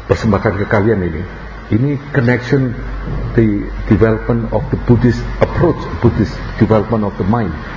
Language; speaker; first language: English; non-native, fluent; Indonesian